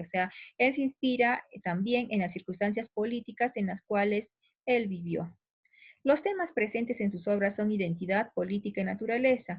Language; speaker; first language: Spanish; native; Spanish